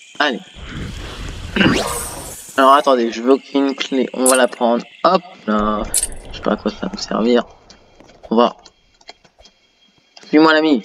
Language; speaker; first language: French; native; French